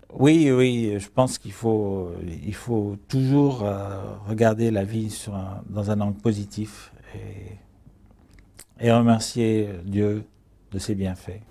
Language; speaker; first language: French; early bilingual, other home language; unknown